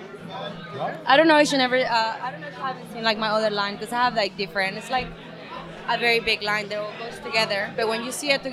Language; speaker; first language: English; non-native, fluent; Spanish